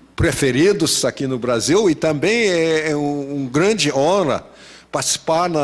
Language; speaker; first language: Portuguese; non-native, fluent; English